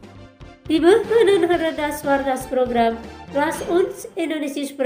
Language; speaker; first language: German; non-native, fluent; Indonesian